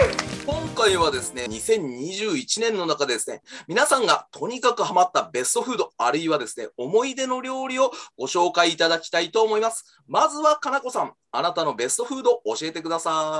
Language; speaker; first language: Japanese; native; Japanese